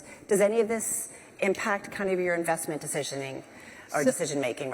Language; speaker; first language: English; native; English